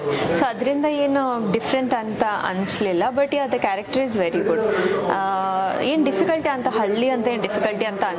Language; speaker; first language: Kannada; non-native, local second language; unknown